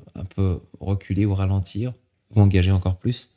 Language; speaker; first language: French; native; French